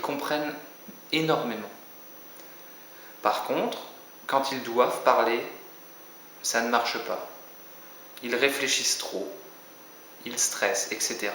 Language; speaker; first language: French; native; French